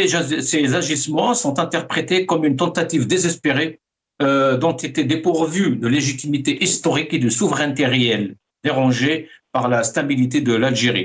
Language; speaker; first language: French; non-native, local second language; Arabic